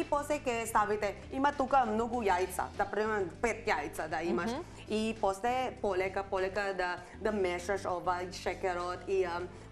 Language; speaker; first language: Macedonian; non-native, learner; Filipino